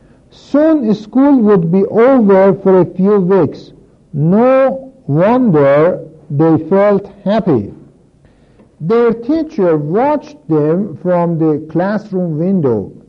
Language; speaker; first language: English; non-native, fluent; Persian